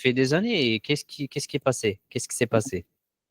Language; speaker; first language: French; non-native, learner; Portuguese